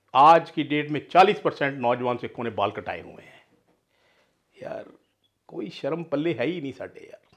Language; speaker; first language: Hindi; non-native, local second language; Punjabi